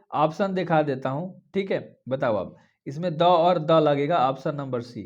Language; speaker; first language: Hindi; native; Hindi